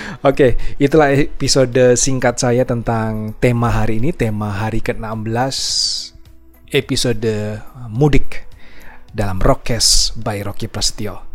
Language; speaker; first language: Indonesian; native; Indonesian